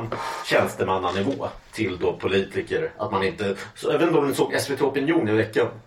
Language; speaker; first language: Swedish; native; Swedish